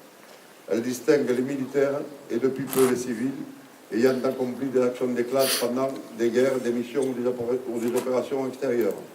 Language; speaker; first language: French; native; French